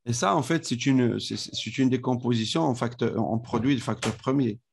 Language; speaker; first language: French; non-native, local second language; Arabic